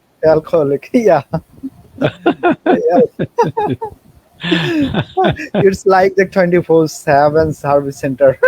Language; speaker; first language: English; non-native, learner; Bangla